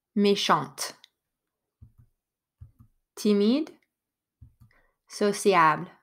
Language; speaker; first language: French; non-native, fluent; English